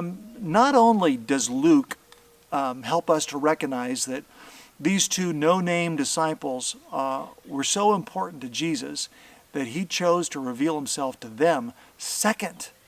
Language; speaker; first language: English; native; English